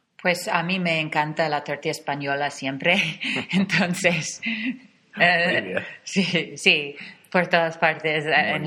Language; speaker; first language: Spanish; non-native, fluent; English